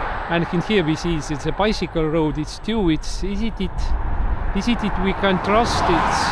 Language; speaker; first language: English; non-native, learner; Estonian